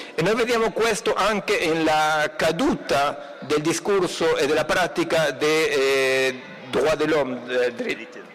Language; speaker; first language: Italian; non-native, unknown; Spanish